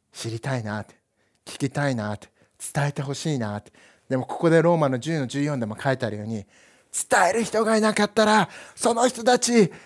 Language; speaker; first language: Japanese; early bilingual, heritage; Japanese